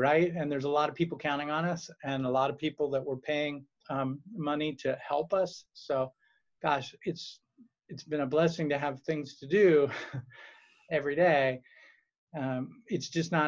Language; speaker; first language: English; native; English